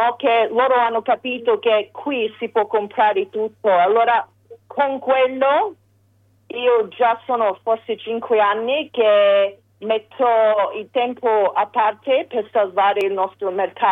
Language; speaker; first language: Italian; early bilingual, heritage; English